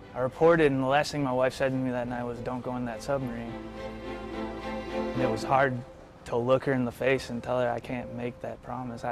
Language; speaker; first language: English; native; English